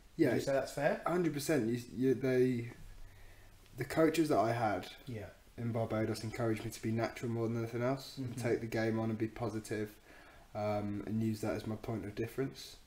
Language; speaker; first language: English; native; English